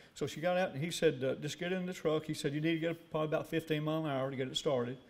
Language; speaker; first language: English; native; English